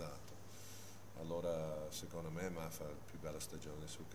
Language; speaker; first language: Italian; non-native, fluent; English